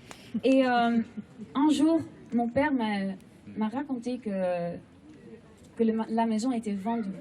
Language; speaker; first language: French; non-native, fluent; Dutch